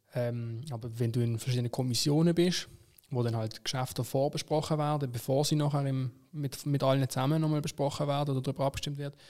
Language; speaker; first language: German; native; German